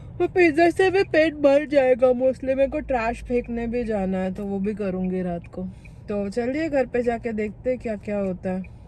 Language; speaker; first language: Hindi; non-native, local second language; Bangla